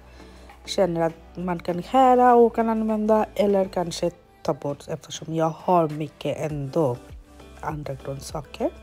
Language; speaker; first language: Swedish; non-native, learner; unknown